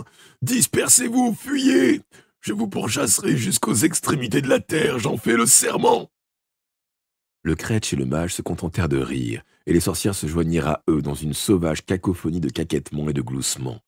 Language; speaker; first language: French; native; French